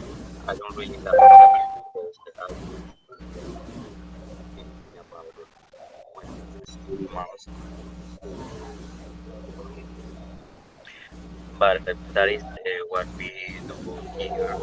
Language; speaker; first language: English; non-native, learner; Spanish